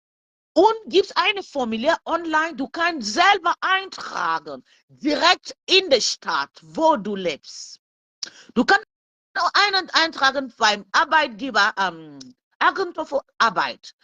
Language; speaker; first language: German; non-native, learner; French